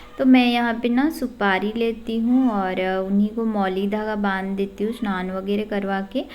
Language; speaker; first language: Hindi; non-native, local second language; Odia